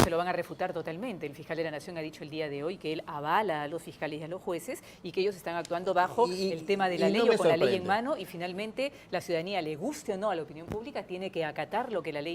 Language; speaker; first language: Spanish; native; Spanish